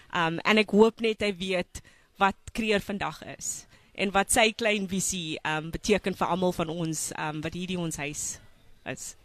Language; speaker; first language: Afrikaans; non-native, local second language; English